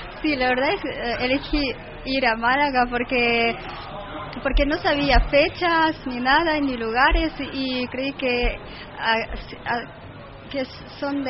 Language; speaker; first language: Spanish; non-native, learner; Russian